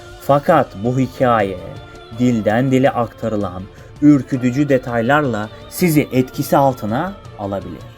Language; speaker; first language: Turkish; native; Turkish